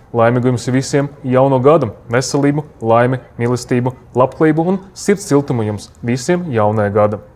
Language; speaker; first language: Latvian; non-native, local second language; Russian